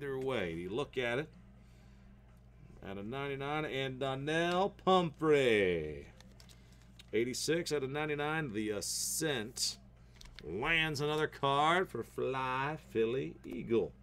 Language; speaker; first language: English; native; English